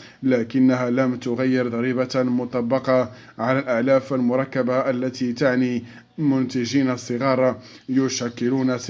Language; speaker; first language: Arabic; native; Arabic